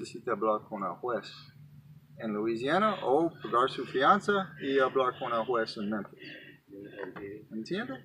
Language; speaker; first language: Spanish; non-native, learner; English